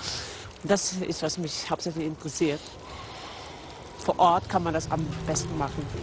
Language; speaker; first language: German; non-native, fluent; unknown